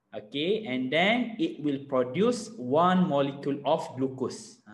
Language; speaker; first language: English; non-native, local second language; Malay